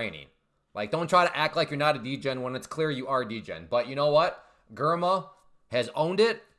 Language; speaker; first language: English; native; English